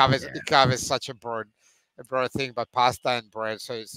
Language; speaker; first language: English; non-native, fluent; Italian